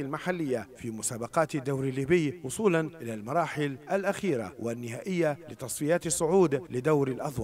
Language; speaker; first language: Arabic; native; Arabic